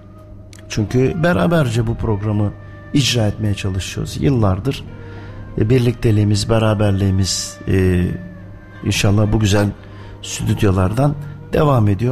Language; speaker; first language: Turkish; native; Turkish